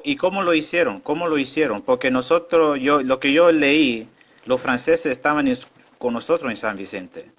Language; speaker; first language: Spanish; non-native, local second language; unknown